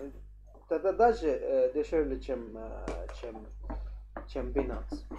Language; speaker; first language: Russian; non-native, learner; English